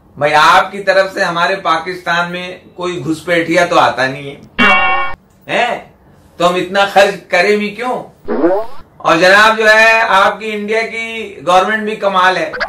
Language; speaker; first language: Hindi; native; Hindi